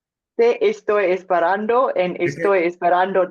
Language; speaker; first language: Spanish; non-native, learner; English